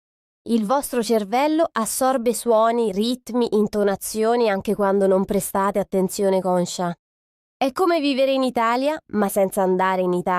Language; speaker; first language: Italian; non-native, fluent; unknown